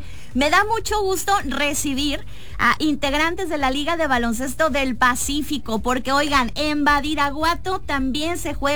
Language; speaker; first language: Spanish; native; Spanish